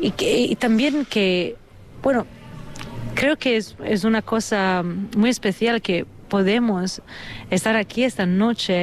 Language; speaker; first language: Spanish; non-native, fluent; Italian